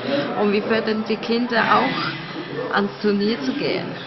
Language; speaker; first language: German; non-native, fluent; Chinese